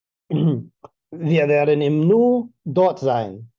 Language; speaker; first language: German; non-native, learner; English